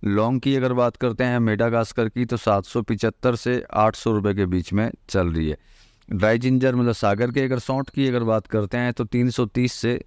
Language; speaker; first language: Hindi; native; Hindi